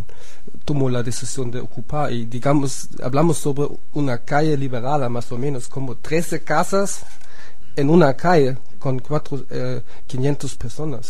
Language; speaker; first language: Spanish; non-native, fluent; German